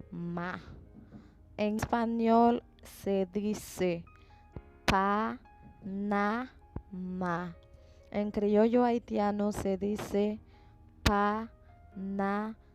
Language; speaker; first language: Spanish; non-native, fluent; Haitian Creole